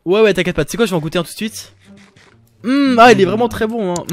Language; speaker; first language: French; native; French